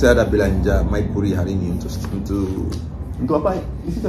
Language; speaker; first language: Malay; non-native, learner; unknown